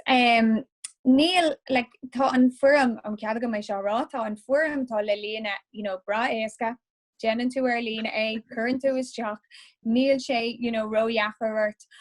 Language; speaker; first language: Irish; non-native, local second language; English